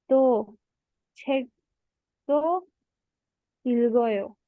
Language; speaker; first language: Korean; non-native, learner; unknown